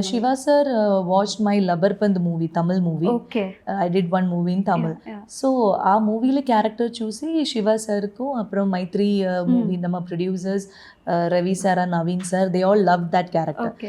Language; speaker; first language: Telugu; non-native, learner; Malayalam